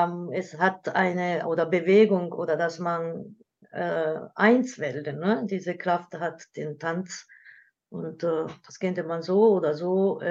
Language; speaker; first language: German; non-native, learner; Japanese